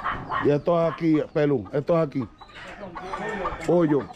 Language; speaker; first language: Spanish; non-native, fluent; English